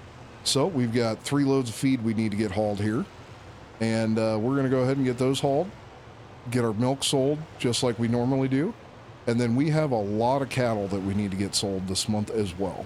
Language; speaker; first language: English; native; English